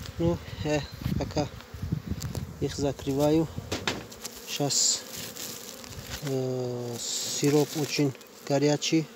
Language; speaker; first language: Russian; non-native, learner; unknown